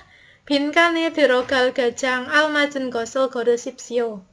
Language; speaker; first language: Korean; non-native, learner; Indonesian